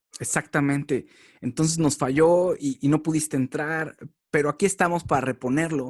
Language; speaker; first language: Spanish; native; Spanish